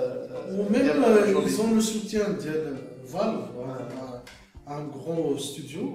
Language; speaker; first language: French; non-native, local second language; Arabic